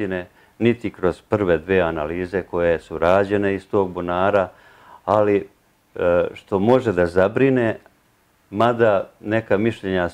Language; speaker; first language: Serbian; native; Serbian